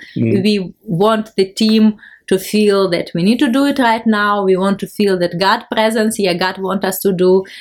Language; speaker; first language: English; non-native, fluent; Ukrainian